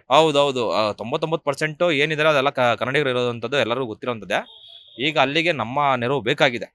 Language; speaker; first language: Kannada; native; Kannada